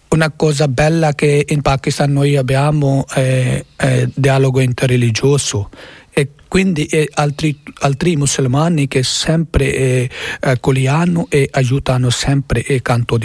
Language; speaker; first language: Italian; non-native, learner; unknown